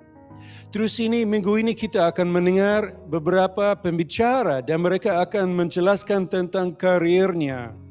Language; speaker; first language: Indonesian; non-native, learner; English